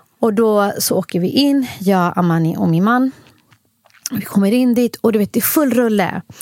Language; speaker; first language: Swedish; early bilingual, other home language; Somali